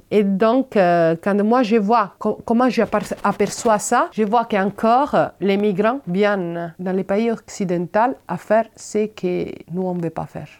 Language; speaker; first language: French; non-native, fluent; Italian